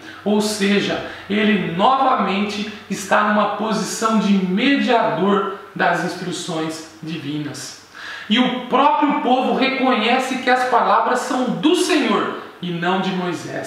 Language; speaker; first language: Portuguese; native; Portuguese